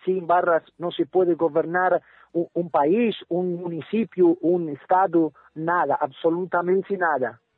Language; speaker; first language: Portuguese; non-native, learner; Spanish